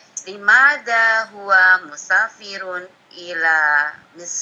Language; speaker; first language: Arabic; non-native, learner; Indonesian